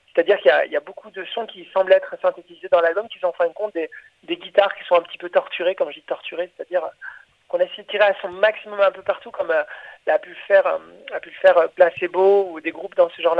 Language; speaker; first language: French; native; French